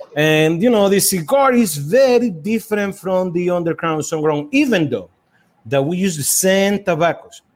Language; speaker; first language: English; non-native, fluent; Spanish